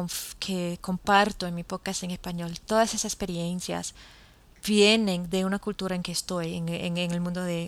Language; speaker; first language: Spanish; non-native, fluent; English